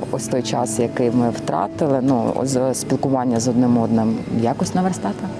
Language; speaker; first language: Ukrainian; native; Ukrainian